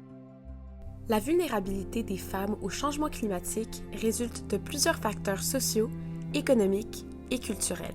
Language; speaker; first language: French; native; French